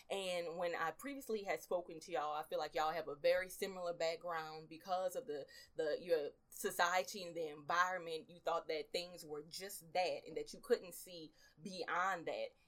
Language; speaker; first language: English; native; English